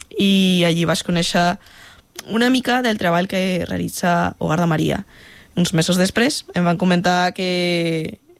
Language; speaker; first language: Catalan; non-native, fluent; Spanish